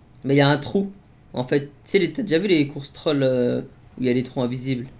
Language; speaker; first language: French; native; French